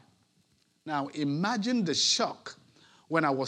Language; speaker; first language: English; non-native, local second language; Ibibio